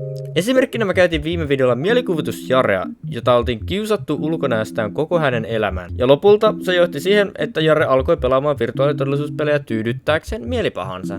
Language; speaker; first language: Finnish; native; Finnish